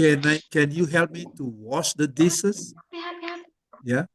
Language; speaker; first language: English; non-native, fluent; Indonesian